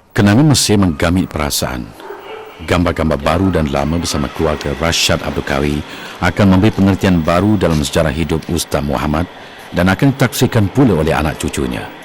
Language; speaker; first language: Malay; native; Malay